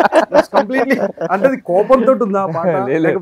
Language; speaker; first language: Telugu; native; Telugu